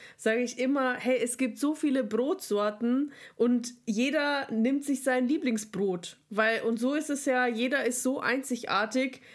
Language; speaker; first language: German; non-native, fluent; Russian